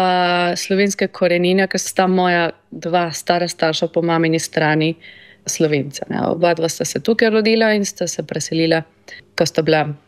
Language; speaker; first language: Slovenian; non-native, fluent; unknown